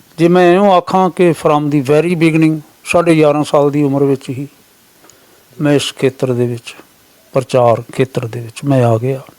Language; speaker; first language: Punjabi; native; Punjabi